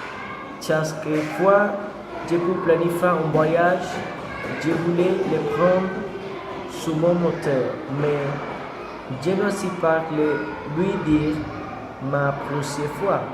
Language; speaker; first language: French; non-native, learner; Spanish